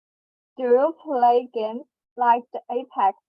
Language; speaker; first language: English; non-native, learner; Chinese